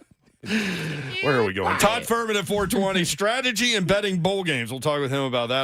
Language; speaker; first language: English; native; English